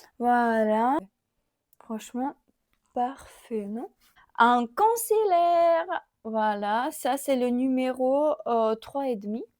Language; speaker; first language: French; non-native, fluent; Ukrainian